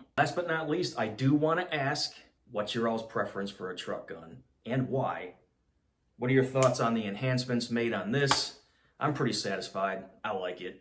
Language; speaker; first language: English; native; English